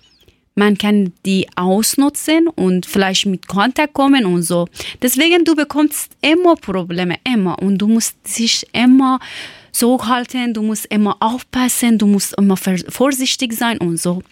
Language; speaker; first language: German; non-native, learner; Persian